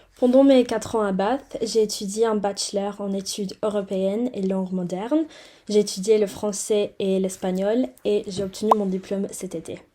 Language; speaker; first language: French; non-native, fluent; English